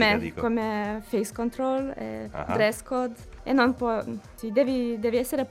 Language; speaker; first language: Italian; non-native, learner; Lithuanian